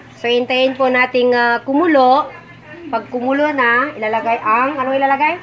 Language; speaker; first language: Filipino; non-native, local second language; Iloko